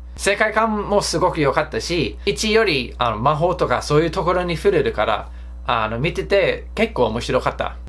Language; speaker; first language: Japanese; non-native, fluent; English